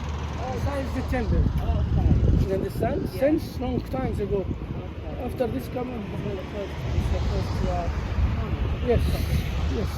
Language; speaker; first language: English; non-native, learner; Arabic